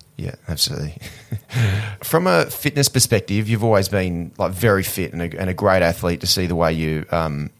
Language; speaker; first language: English; native; English